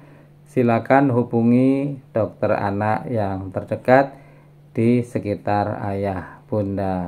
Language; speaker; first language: Indonesian; native; Indonesian